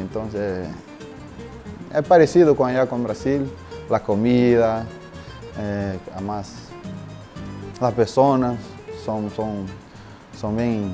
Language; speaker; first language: Spanish; non-native, learner; Portuguese